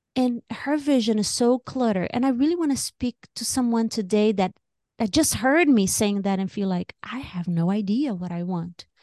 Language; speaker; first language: English; non-native, fluent; Portuguese